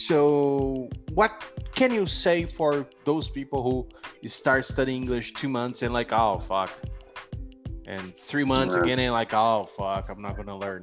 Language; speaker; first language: English; non-native, fluent; Portuguese